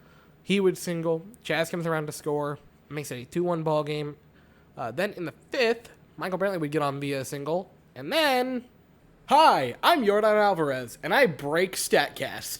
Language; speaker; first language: English; native; English